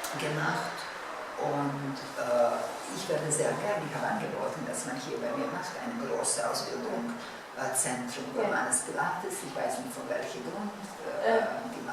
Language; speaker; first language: German; non-native, fluent; Bosnian